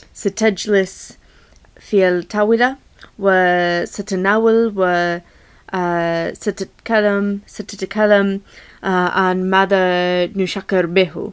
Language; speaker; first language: Arabic; non-native, learner; English